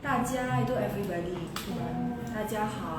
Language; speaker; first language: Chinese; non-native, fluent; Indonesian